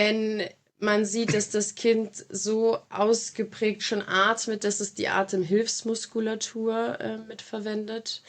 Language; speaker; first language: German; native; German